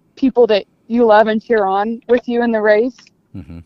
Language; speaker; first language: English; native; English